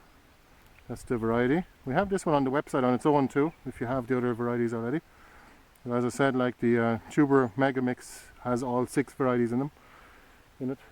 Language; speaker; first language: English; native; English